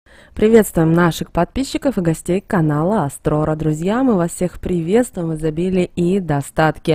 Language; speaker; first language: Russian; native; Russian